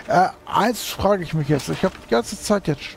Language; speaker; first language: German; native; German